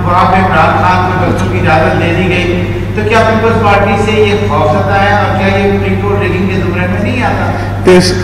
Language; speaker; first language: Urdu; non-native, local second language; English